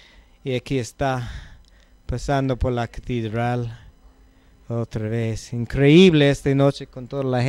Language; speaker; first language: Spanish; non-native, learner; English